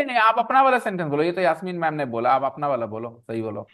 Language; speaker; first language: Hindi; native; Hindi